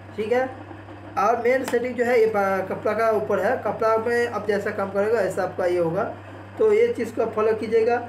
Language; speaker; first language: Hindi; non-native, local second language; Kannada